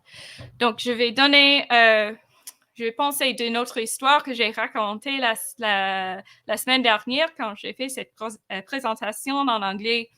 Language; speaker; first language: French; non-native, fluent; English